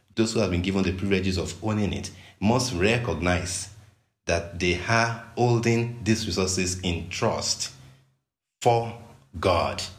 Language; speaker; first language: English; non-native, local second language; Yoruba